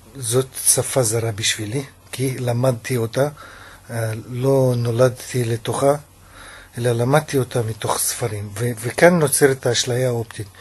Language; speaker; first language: Hebrew; non-native, fluent; Russian